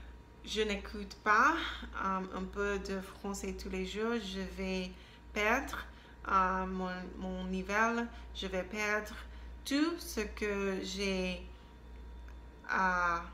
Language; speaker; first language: French; non-native, learner; English